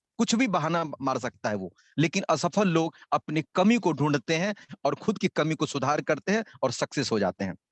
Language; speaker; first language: Hindi; native; Hindi